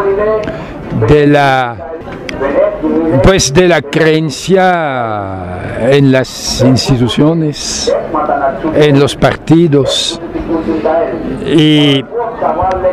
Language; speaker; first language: Spanish; non-native, fluent; French